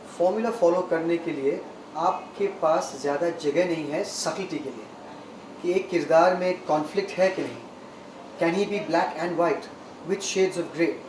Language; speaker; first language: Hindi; non-native, local second language; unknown